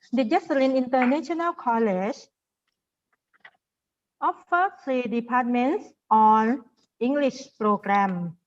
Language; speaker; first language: English; non-native, learner; Thai